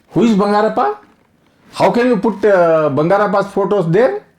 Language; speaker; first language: English; non-native, local second language; Kannada